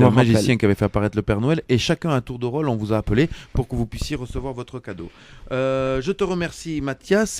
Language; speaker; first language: French; native; French